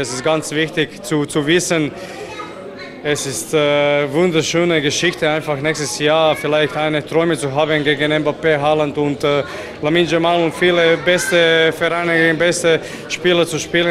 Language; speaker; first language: German; non-native, fluent; Croatian